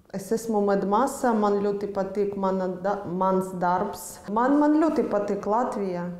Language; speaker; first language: Latvian; non-native, learner; Russian